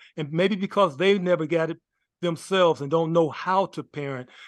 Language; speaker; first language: English; native; English